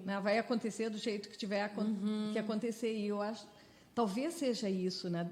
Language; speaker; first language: Portuguese; native; Portuguese